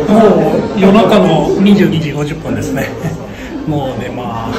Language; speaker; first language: Japanese; native; Japanese